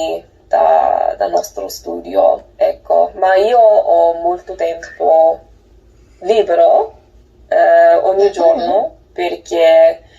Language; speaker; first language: Italian; non-native, learner; English